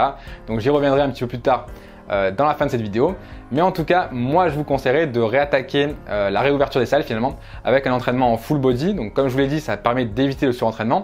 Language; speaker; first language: French; native; French